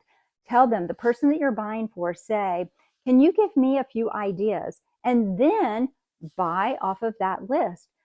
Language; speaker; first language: English; native; English